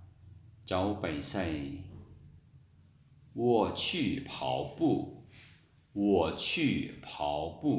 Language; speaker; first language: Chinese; non-native, fluent; Lao